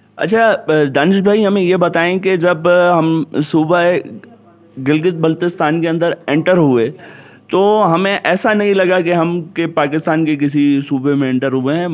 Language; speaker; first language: Urdu; non-native, local second language; Sindhi